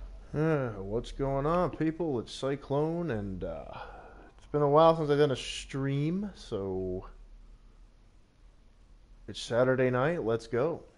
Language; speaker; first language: English; native; English